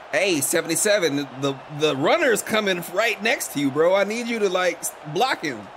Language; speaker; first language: English; native; English